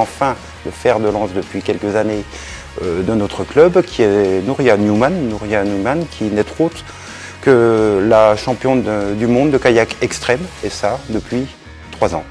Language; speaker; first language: French; native; French